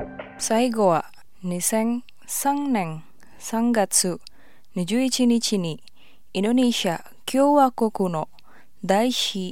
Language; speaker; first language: Japanese; non-native, fluent; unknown